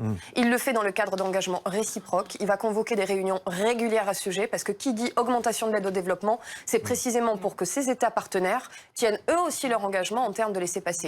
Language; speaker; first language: French; native; French